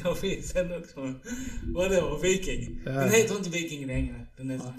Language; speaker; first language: Swedish; early bilingual, other home language; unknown